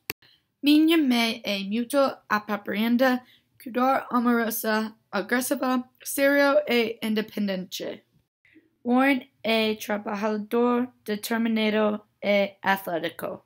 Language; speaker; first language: Portuguese; non-native, learner; English